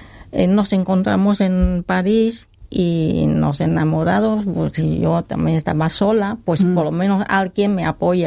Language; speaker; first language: Spanish; non-native, learner; Khmer